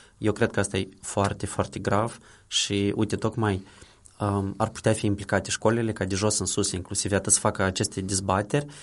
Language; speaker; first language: Romanian; native; Romanian